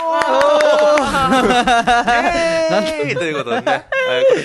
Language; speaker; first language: Japanese; native; Japanese